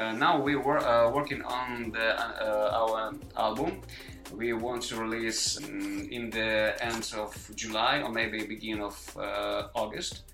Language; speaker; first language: English; non-native, learner; Ukrainian